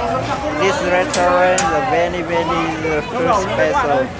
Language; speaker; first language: English; non-native, learner; Hmong